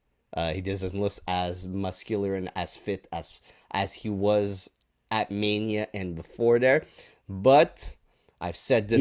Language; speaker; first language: English; native; English